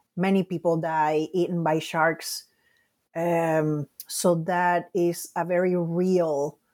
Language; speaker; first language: English; non-native, fluent; Spanish